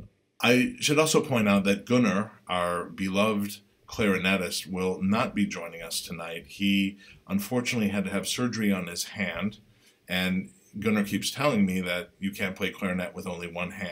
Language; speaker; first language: English; native; English